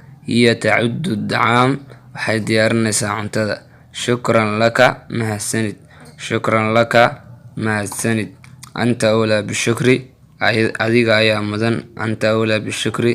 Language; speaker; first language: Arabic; non-native, fluent; Somali